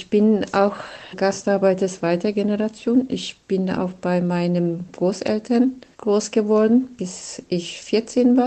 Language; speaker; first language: German; non-native, fluent; Turkish